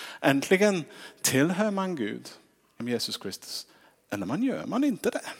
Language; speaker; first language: Swedish; non-native, fluent; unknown